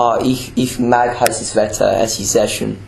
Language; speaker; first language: German; non-native, learner; English